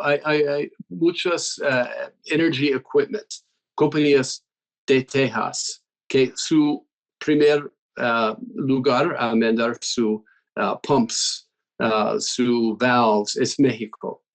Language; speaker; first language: Spanish; non-native, fluent; English